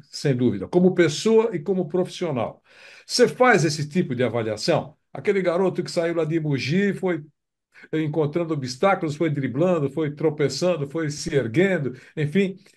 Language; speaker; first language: Portuguese; native; Portuguese